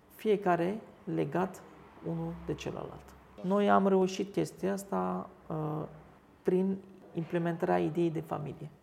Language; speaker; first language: Romanian; early bilingual, other home language; Turkish